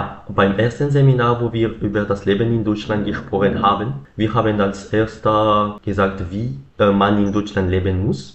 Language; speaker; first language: German; non-native, learner; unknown